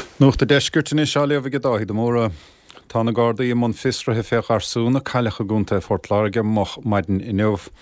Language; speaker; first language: Irish; native; Irish